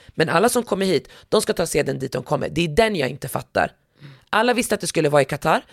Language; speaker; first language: Swedish; early bilingual, other home language; Arabic